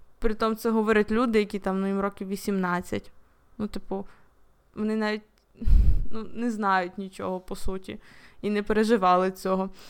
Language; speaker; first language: Ukrainian; native; Ukrainian